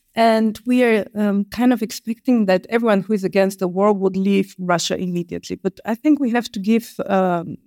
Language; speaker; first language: English; non-native, fluent; Bulgarian